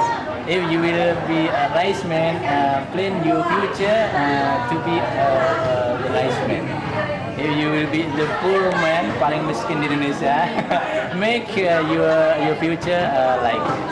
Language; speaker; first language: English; non-native, fluent; Indonesian